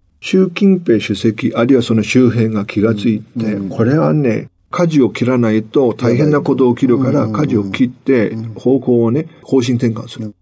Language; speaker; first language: Japanese; non-native, fluent; Chinese